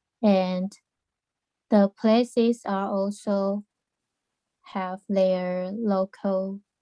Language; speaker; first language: English; non-native, learner; Chinese